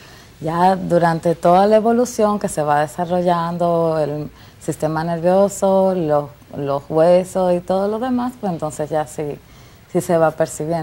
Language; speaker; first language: Spanish; native; Spanish